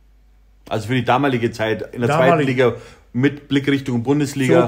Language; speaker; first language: German; native; German